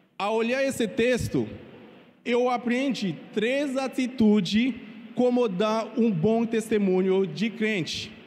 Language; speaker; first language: Portuguese; non-native, fluent; Haitian Creole